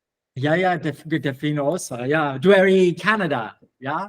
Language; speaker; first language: Danish; non-native, learner; English